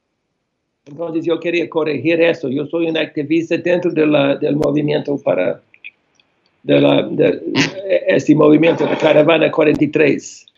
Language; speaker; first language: Spanish; non-native, fluent; English